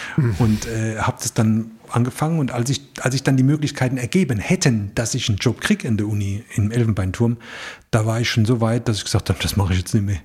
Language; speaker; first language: German; native; German